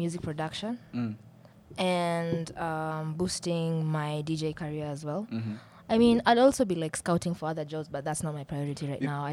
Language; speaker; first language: English; non-native, local second language; Swahili